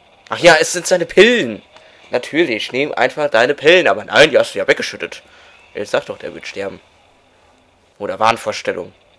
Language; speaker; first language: German; native; German